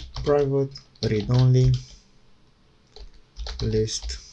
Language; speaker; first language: English; non-native, fluent; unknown